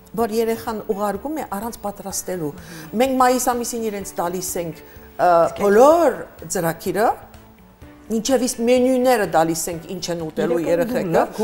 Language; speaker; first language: Armenian; early bilingual, heritage; Armenian